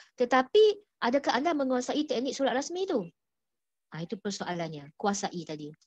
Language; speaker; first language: Malay; native; Malay